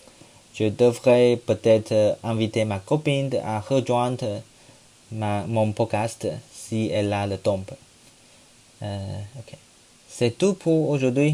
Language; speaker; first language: French; non-native, learner; Chinese